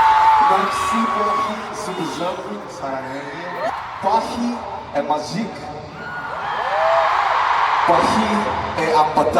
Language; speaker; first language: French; non-native, learner; Korean